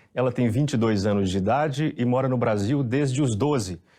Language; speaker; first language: Portuguese; native; Portuguese